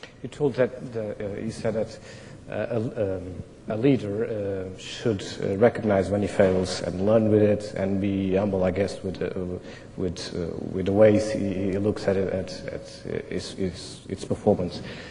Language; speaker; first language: English; non-native, fluent; Portuguese